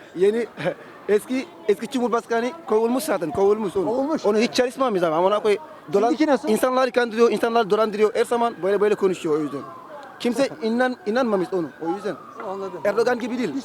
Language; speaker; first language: Turkish; non-native, learner; Wolof